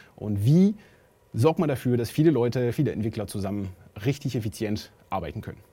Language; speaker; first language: German; non-native, fluent; French